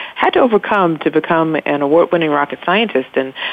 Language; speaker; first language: English; native; English